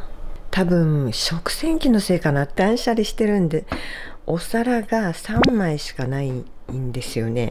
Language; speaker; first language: Japanese; native; Japanese